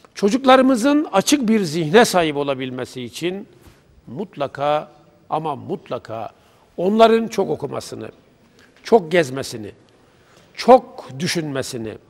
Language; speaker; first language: Turkish; native; Turkish